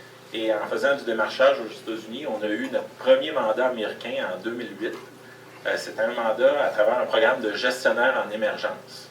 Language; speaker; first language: French; native; French